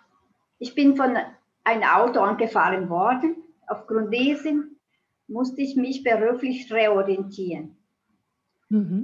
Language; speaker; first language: German; non-native, fluent; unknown